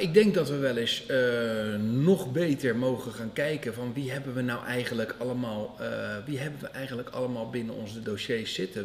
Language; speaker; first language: Dutch; native; Dutch